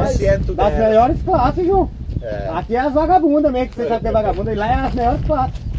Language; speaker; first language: Portuguese; native; Portuguese